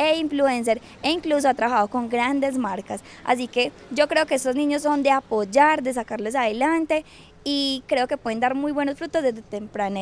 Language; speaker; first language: Spanish; native; Spanish